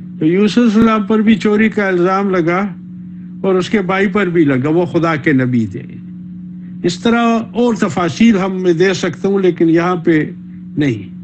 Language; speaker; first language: Urdu; native; Urdu